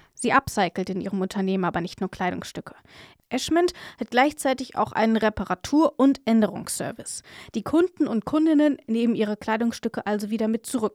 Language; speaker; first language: German; native; German